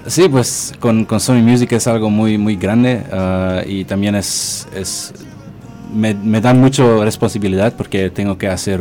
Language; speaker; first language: Spanish; early bilingual, heritage; Spanish